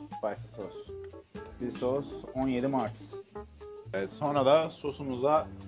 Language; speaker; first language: Turkish; native; Turkish